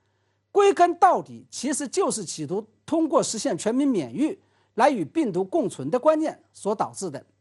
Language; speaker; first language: Chinese; native; Chinese